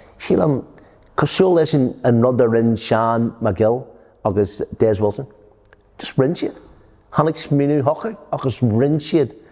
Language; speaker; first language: Irish; non-native, local second language; English